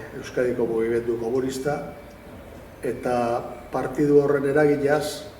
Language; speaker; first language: Basque; native; Basque